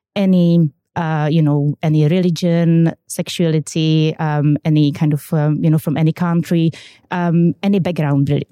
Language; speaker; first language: English; non-native, fluent; Czech